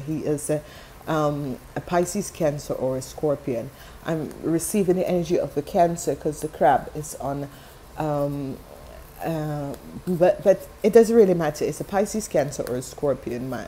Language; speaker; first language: English; non-native, fluent; Dutch